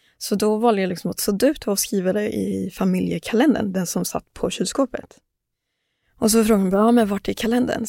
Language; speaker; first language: Swedish; early bilingual, other home language; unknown